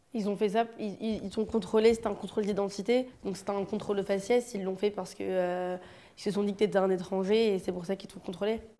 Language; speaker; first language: French; native; French